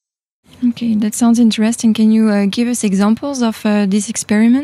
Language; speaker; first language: English; non-native, fluent; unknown